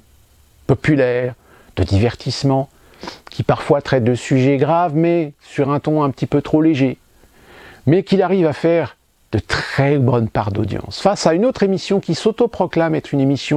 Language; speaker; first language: French; native; French